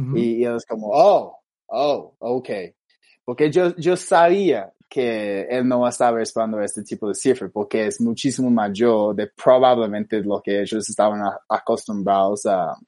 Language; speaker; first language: Spanish; non-native, fluent; English